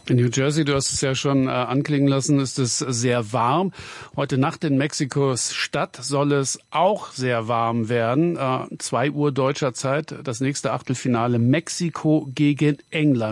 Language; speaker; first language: German; native; German